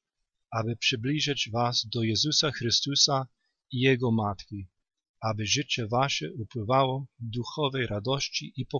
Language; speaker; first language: Polish; native; Polish